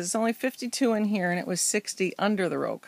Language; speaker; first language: English; native; English